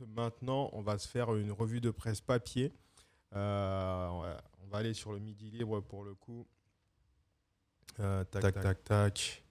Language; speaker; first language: French; native; French